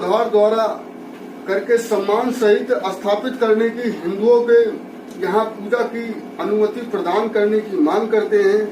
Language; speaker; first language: Hindi; native; Hindi